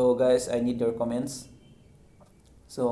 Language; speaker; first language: Hindi; non-native, local second language; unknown